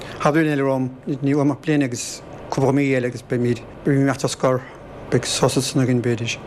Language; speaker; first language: Irish; native; Irish